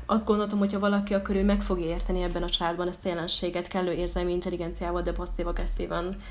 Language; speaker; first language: Hungarian; early bilingual, other home language; Arabic